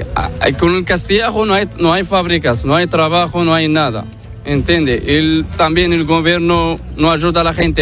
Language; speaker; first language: Spanish; non-native, learner; Arabic